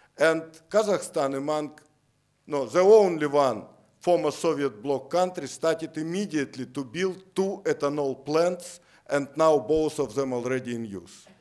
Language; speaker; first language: English; non-native, fluent; Russian